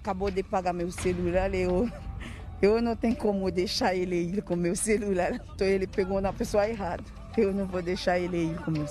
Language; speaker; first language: Portuguese; non-native, learner; Haitian Creole